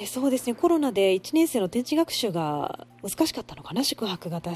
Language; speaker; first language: Japanese; native; Japanese